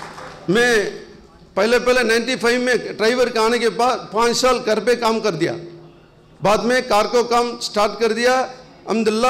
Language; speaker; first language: Hindi; non-native, local second language; Urdu